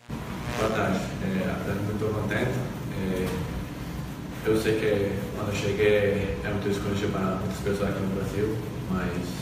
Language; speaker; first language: Portuguese; non-native, fluent; Spanish